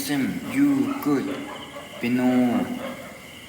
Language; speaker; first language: English; non-native, learner; Thai